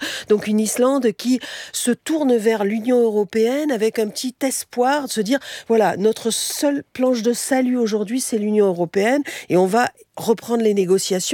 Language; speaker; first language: French; native; French